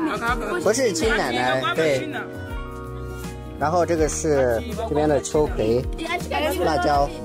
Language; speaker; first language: Chinese; non-native, fluent; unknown